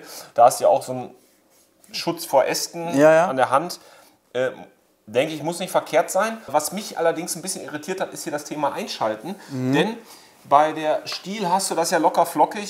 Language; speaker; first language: German; native; German